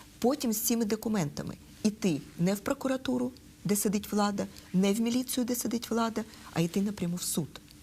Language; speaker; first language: Ukrainian; non-native, local second language; Russian